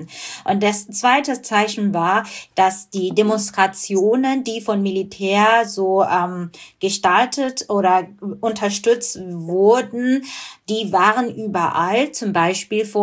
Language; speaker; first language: German; non-native, fluent; Burmese